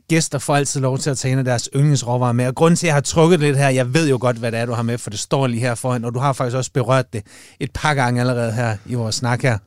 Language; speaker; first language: Danish; native; Danish